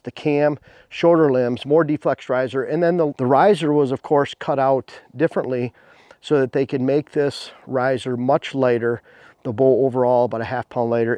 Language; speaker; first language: English; native; English